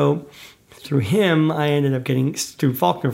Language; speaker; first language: English; native; English